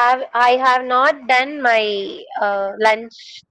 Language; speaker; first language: English; non-native, learner; Tamil